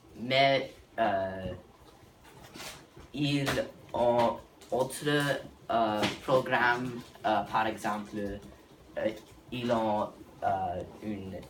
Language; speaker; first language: French; non-native, learner; English